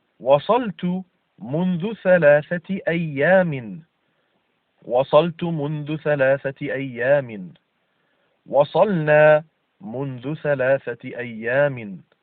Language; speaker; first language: Arabic; non-native, fluent; English